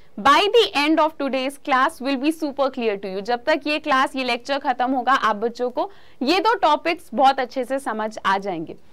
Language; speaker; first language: Hindi; native; Hindi